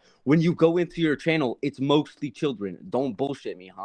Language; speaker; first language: English; native; English